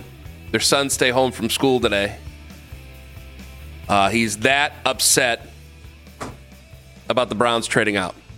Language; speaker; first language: English; native; English